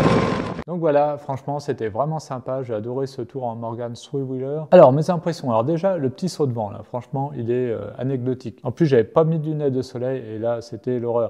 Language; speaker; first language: French; native; French